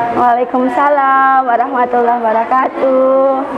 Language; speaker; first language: Indonesian; non-native, learner; Filipino